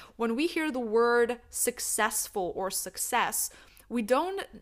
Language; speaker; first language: English; non-native, fluent; Lithuanian